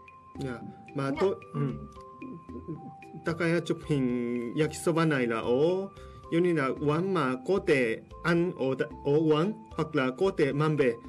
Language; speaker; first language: Vietnamese; non-native, fluent; Japanese